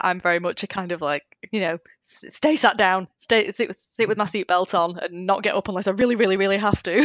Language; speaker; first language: English; native; English